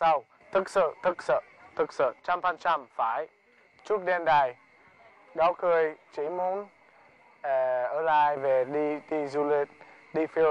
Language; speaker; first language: Vietnamese; non-native, learner; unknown